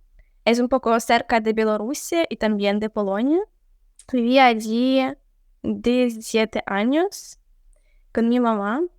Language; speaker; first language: Spanish; non-native, fluent; Ukrainian